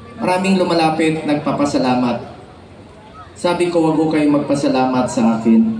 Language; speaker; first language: Filipino; non-native, local second language; Cebuano